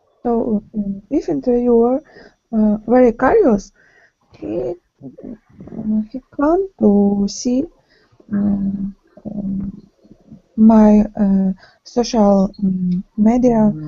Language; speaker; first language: English; non-native, learner; Ukrainian